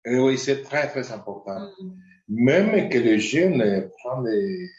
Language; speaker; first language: French; non-native, fluent; Spanish